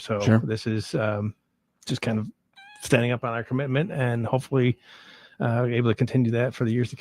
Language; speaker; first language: English; native; English